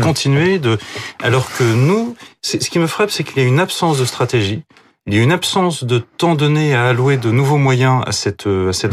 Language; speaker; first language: French; native; French